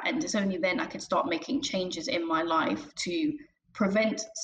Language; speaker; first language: English; native; English